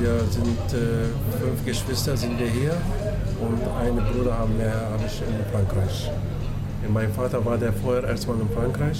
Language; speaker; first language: German; non-native, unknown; Turkish